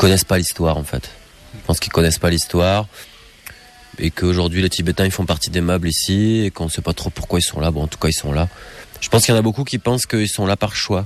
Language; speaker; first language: French; native; French